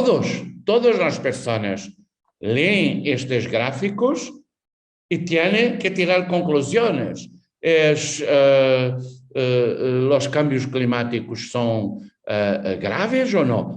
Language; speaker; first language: Spanish; non-native, fluent; Portuguese